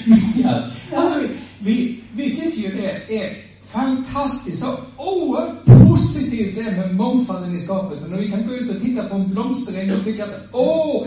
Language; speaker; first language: Swedish; native; Swedish